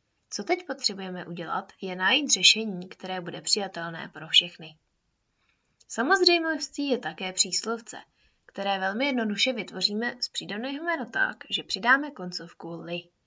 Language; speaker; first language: Czech; native; Czech